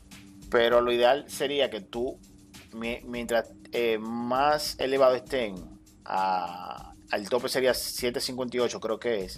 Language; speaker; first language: Spanish; native; Spanish